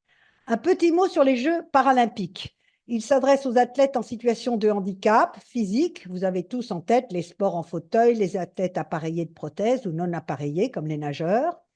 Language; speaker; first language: French; native; French